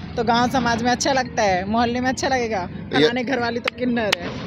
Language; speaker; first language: Hindi; native; Hindi